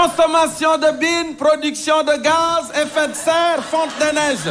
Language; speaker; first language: French; native; French